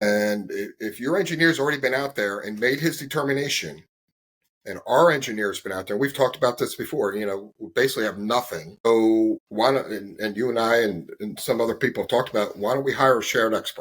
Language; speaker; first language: English; native; English